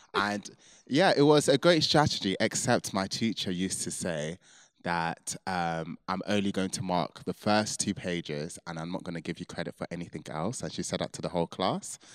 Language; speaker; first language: English; early bilingual, other home language; Yoruba